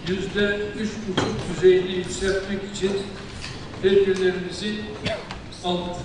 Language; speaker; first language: Turkish; native; Turkish